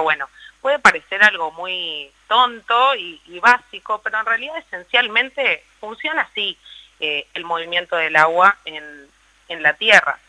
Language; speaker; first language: Spanish; native; Spanish